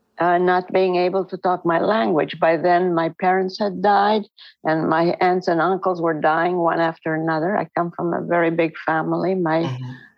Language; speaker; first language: English; non-native, fluent; Ladino